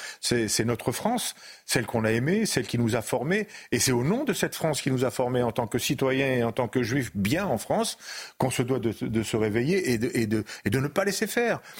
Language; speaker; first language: French; native; French